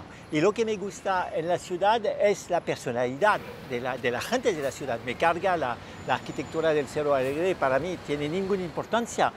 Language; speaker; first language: Spanish; non-native, fluent; French